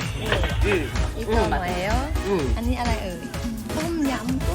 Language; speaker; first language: Korean; non-native, learner; Thai